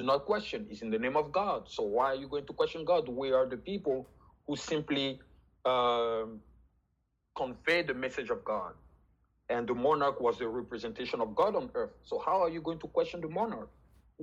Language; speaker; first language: English; non-native, fluent; French